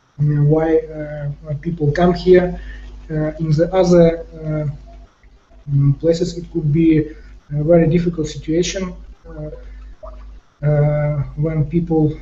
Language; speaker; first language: English; non-native, fluent; Ukrainian